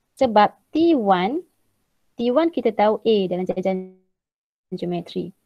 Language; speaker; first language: Malay; native; Malay